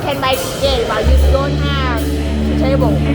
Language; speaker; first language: English; non-native, learner; Thai